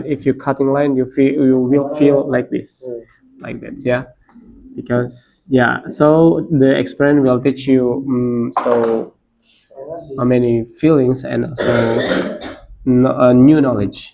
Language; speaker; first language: English; non-native, learner; Indonesian